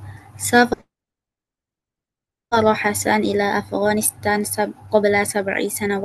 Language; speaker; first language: Arabic; non-native, learner; Indonesian